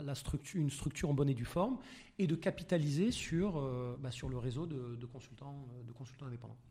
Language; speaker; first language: French; native; French